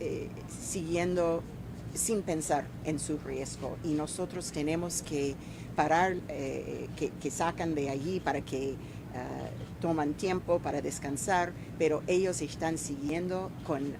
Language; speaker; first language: Spanish; non-native, fluent; English